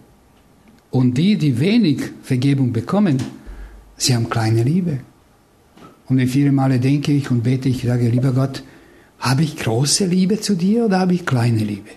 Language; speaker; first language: German; non-native, fluent; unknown